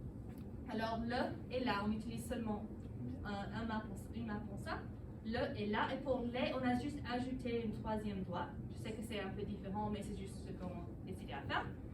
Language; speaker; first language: French; non-native, local second language; English